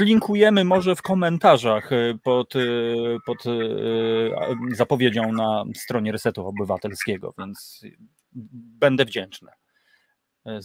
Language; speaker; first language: Polish; native; Polish